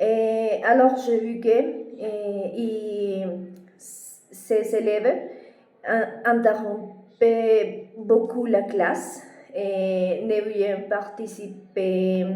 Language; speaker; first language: French; non-native, fluent; Spanish